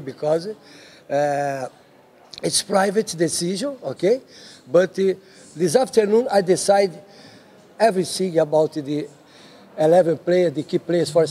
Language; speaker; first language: English; non-native, learner; Portuguese